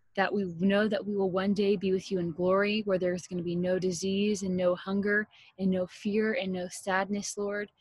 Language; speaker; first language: English; native; English